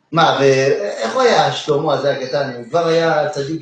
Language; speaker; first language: Hebrew; non-native, fluent; French